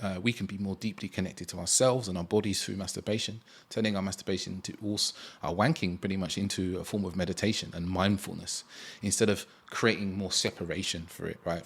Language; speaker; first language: English; native; English